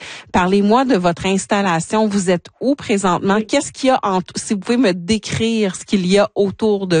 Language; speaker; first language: French; native; French